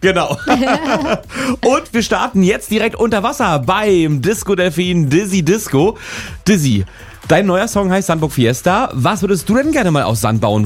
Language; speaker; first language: German; native; German